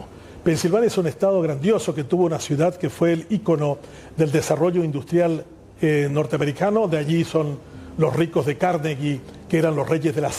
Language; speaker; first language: Spanish; native; Spanish